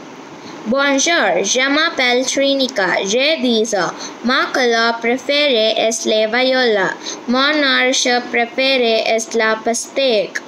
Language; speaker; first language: French; non-native, learner; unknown